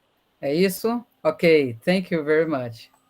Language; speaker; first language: English; non-native, learner; Portuguese